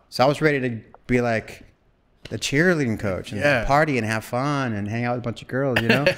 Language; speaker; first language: English; native; English